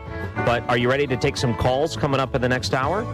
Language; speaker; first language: English; native; English